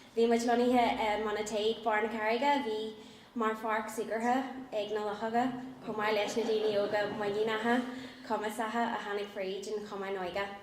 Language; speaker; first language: Irish; non-native, local second language; English